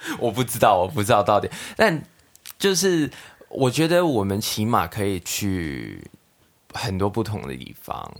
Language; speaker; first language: Chinese; non-native, local second language; Cantonese